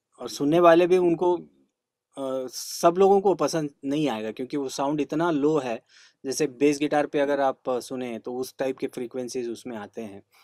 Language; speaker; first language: Hindi; non-native, local second language; Kannada